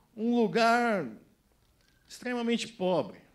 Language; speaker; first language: Portuguese; native; Portuguese